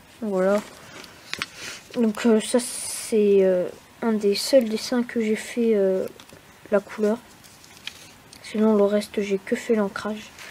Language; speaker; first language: French; native; French